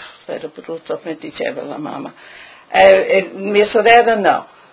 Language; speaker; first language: Italian; early bilingual, heritage; Italian